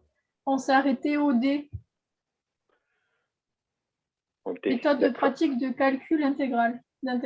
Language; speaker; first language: French; native; French